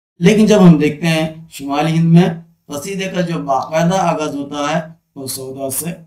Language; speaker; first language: Urdu; native; Urdu